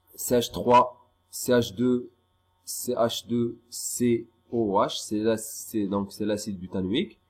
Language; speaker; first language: French; non-native, local second language; Arabic